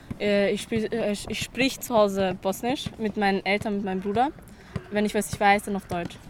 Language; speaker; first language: German; early bilingual, other home language; Bosnian